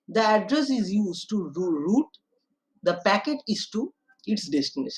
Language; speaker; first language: English; non-native, local second language; Bangla